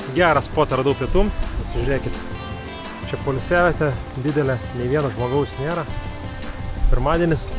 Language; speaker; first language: Lithuanian; native; Lithuanian